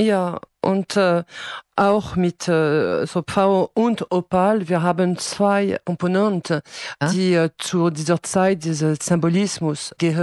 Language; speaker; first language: German; non-native, fluent; French